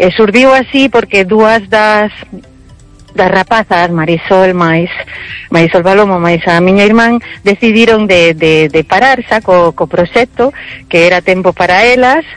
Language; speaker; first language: Galician; early bilingual, heritage; Galician